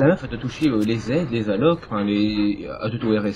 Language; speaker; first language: French; native; French